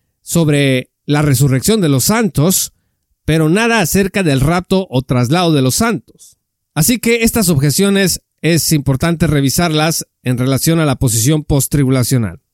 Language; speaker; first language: Spanish; native; Spanish